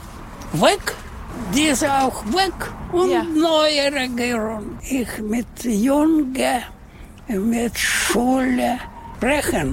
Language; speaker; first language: German; non-native, learner; Russian